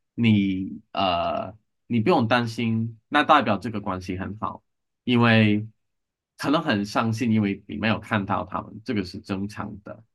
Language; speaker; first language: Chinese; non-native, learner; English